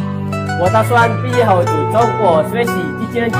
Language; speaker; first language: Chinese; non-native, learner; Indonesian